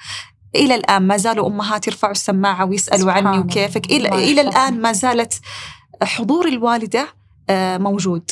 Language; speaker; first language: Arabic; native; Arabic